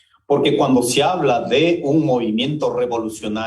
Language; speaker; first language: Spanish; non-native, local second language; Quechua